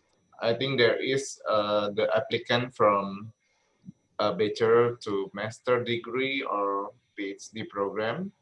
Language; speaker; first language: English; non-native, learner; Indonesian